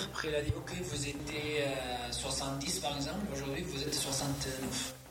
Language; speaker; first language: French; non-native, fluent; Arabic